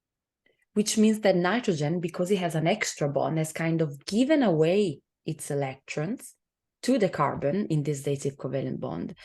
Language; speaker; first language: English; non-native, fluent; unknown